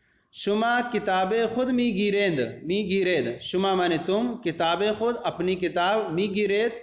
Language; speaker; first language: Persian; non-native, fluent; Urdu